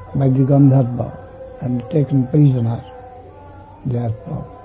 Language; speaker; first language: English; non-native, local second language; Bangla